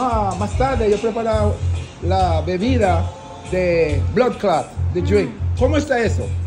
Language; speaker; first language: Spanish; non-native, learner; English